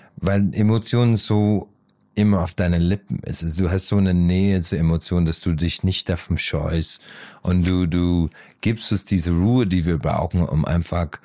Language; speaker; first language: German; non-native, fluent; English